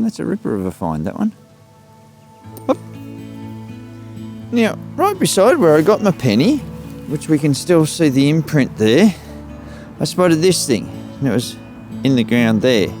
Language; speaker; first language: English; native; English